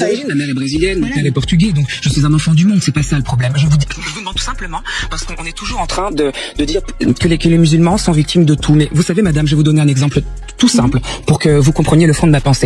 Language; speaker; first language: French; early bilingual, other home language; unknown